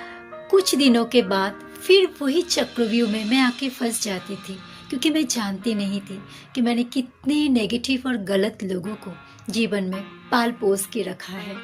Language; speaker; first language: Hindi; non-native, local second language; Bangla